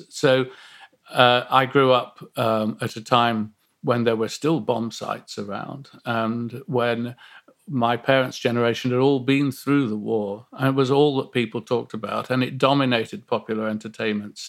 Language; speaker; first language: English; native; English